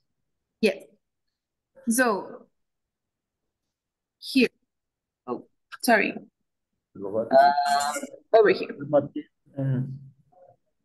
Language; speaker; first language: English; non-native, fluent; Spanish